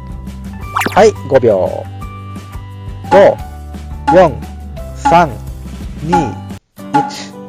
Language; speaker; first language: Japanese; non-native, fluent; Thai